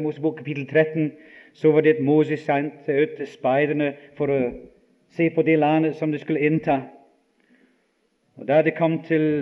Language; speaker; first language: Norwegian; non-native, fluent; English